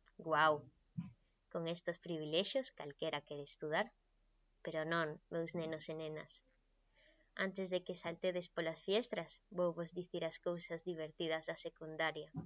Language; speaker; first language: Galician; non-native, local second language; Spanish